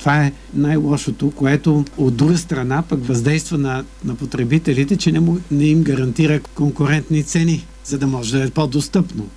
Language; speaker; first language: Bulgarian; native; Bulgarian